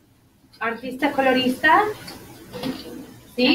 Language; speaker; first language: Spanish; non-native, fluent; English